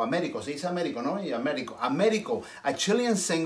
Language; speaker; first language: Spanish; native; Spanish